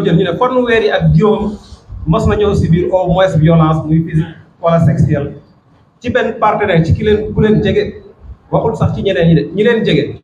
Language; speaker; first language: Wolof; non-native, local second language; Serer